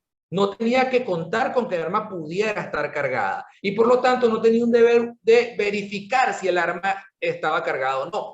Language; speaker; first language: Spanish; native; Spanish